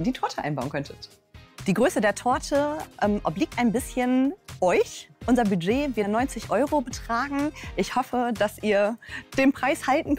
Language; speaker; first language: German; native; German